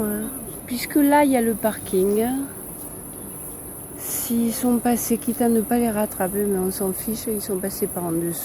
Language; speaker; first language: French; native; French